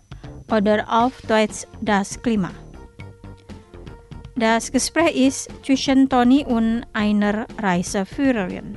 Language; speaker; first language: German; non-native, fluent; Indonesian